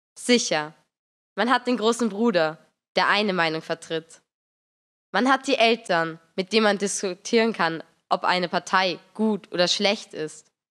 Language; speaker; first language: German; native; German